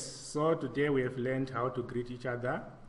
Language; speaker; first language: English; non-native, local second language; Shona